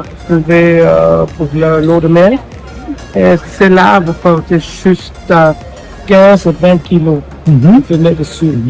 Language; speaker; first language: French; non-native, learner; German